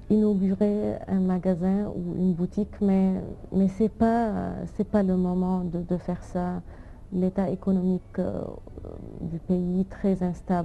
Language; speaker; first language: French; non-native, fluent; Arabic